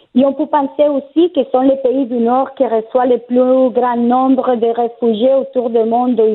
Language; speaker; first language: French; non-native, fluent; Spanish